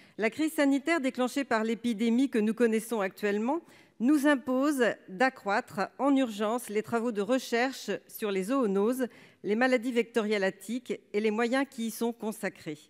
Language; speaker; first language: French; native; French